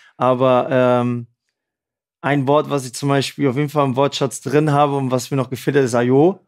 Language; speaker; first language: German; native; German